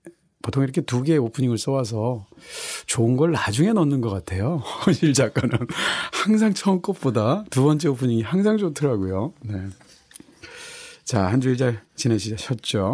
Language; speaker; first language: Korean; native; Korean